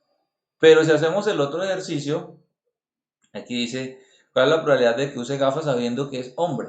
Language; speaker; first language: Spanish; native; Spanish